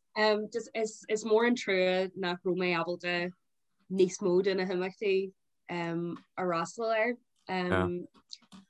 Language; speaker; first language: Irish; non-native, local second language; English